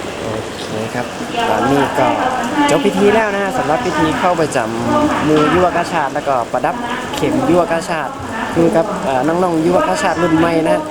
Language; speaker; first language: Thai; native; Thai